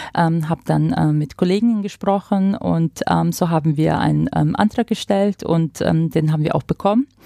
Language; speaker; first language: German; non-native, fluent; Croatian